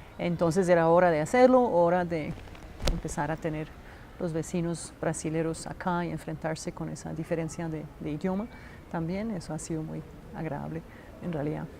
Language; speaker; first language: Spanish; non-native, fluent; English